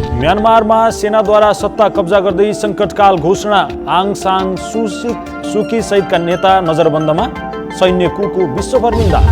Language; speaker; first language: Nepali; native; Nepali